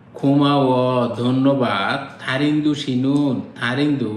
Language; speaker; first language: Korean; non-native, learner; Bangla